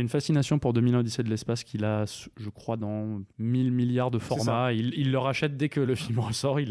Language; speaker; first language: French; native; French